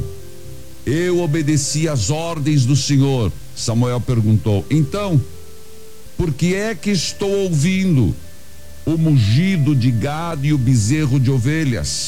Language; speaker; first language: Portuguese; native; Portuguese